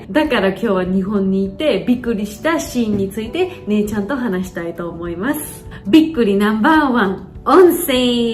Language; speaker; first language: Japanese; non-native, learner; Georgian